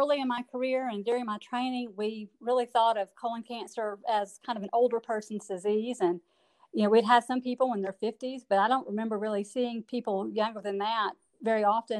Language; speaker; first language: English; native; English